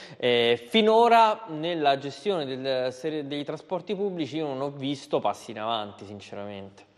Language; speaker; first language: Italian; native; Italian